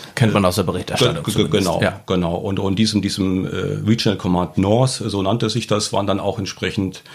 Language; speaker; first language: German; native; German